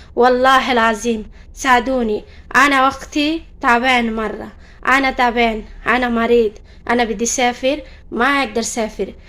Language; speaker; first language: Arabic; non-native, learner; Bangla